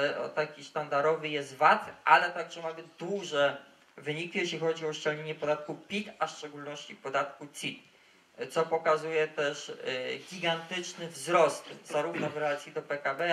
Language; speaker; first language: Polish; native; Polish